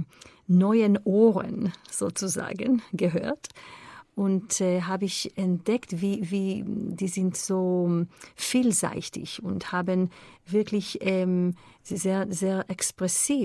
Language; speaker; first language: German; non-native, fluent; Hebrew